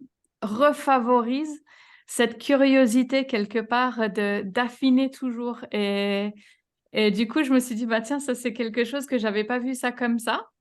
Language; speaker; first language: French; native; French